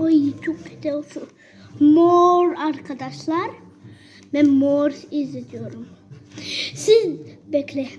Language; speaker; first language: Turkish; early bilingual, heritage; Turkish